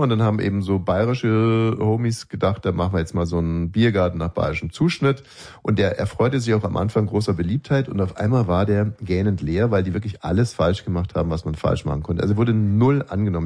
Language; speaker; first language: German; native; German